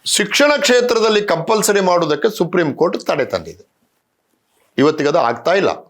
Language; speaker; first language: Kannada; non-native, local second language; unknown